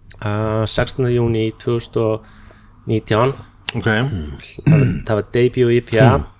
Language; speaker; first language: Icelandic; non-native, fluent; English